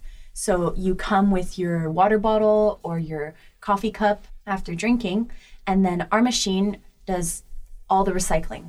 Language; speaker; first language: English; native; English